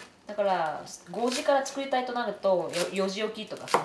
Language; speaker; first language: Japanese; native; Japanese